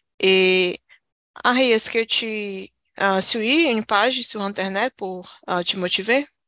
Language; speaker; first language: French; non-native, learner; Portuguese